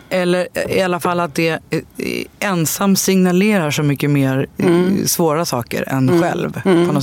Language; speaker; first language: Swedish; native; Swedish